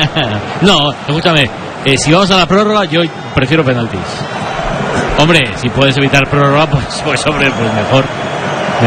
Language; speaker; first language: Spanish; native; Spanish